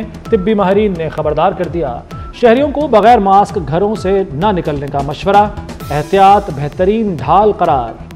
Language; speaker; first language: Urdu; native; Urdu